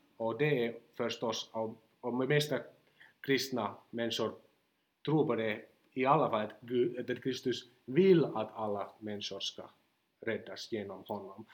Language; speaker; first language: Swedish; non-native, local second language; Finnish